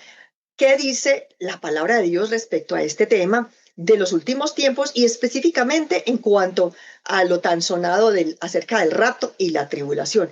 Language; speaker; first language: Spanish; native; Spanish